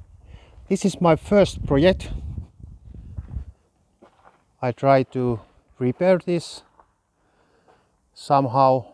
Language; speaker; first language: English; non-native, learner; Finnish